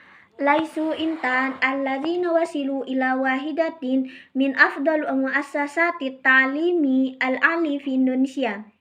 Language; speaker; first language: Arabic; non-native, learner; Indonesian